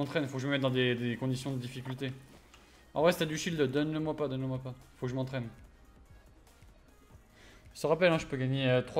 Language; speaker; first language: French; native; French